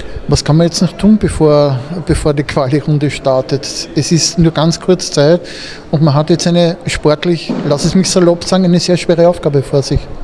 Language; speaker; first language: German; native; German